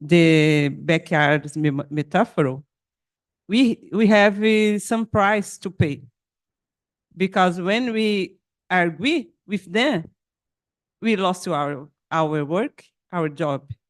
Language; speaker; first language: English; non-native, learner; Portuguese